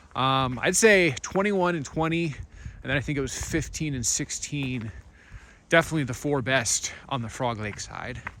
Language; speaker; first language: English; native; English